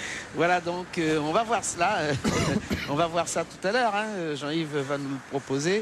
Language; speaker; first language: French; native; French